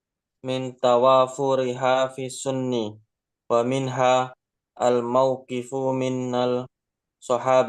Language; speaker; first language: Arabic; non-native, learner; Indonesian